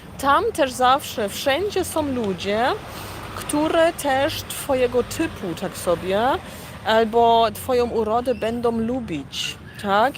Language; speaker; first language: Polish; early bilingual, heritage; Polish